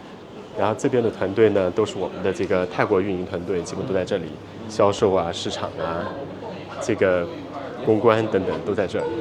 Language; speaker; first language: Chinese; native; Chinese